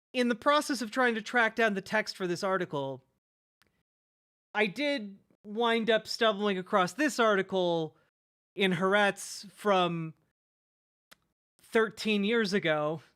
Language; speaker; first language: English; native; English